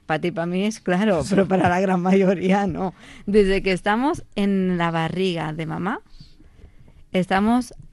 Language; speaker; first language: Spanish; non-native, local second language; Catalan